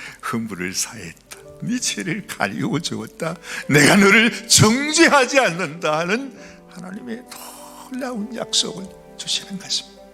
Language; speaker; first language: Korean; native; Korean